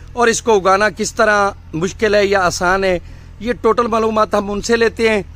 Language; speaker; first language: Urdu; non-native, local second language; Punjabi